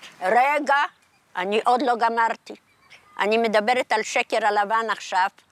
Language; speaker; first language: Hebrew; non-native, fluent; Polish